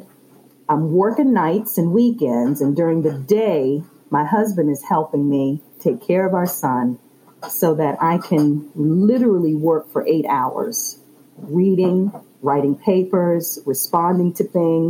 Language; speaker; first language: English; native; English